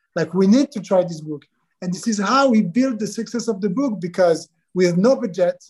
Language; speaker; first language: English; non-native, fluent; French